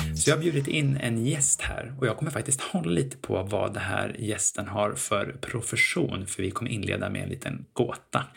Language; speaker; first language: Swedish; native; Swedish